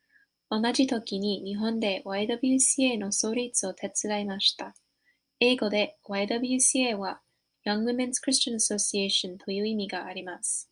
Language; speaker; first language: Japanese; non-native, learner; English